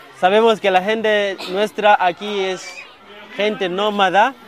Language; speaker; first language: Spanish; non-native, fluent; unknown